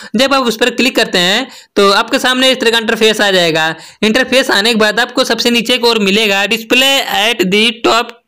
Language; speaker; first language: Hindi; native; Hindi